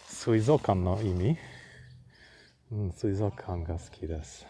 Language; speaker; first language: Japanese; non-native, learner; Polish